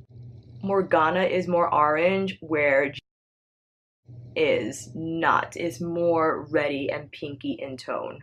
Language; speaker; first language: English; native; English